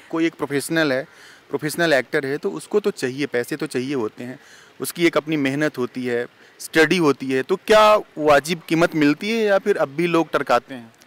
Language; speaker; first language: Hindi; native; Hindi